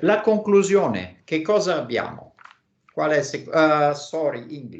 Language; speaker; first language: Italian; non-native, fluent; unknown